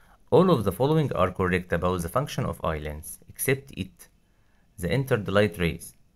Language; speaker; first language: English; non-native, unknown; Arabic